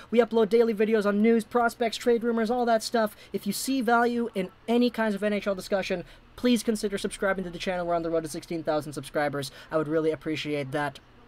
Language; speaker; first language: English; native; English